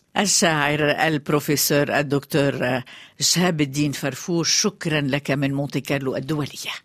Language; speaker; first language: Arabic; native; Arabic